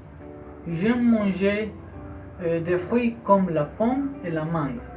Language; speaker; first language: French; non-native, learner; Spanish